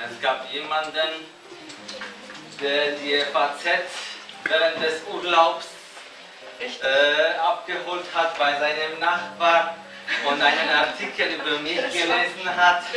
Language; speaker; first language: German; non-native, fluent; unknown